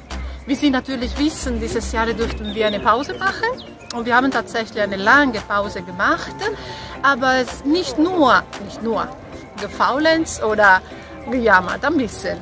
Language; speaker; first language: German; non-native, fluent; Italian